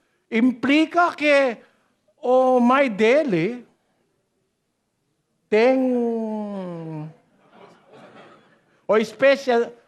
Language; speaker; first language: Portuguese; non-native, learner; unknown